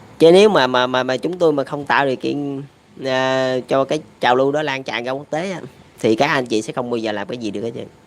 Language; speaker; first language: Vietnamese; native; Vietnamese